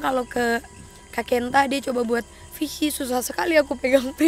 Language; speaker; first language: Indonesian; native; Indonesian